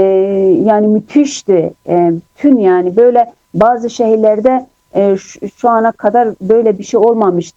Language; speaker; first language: Turkish; non-native, fluent; Kurdish